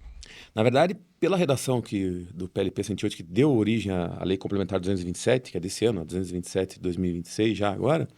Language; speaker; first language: Portuguese; native; Portuguese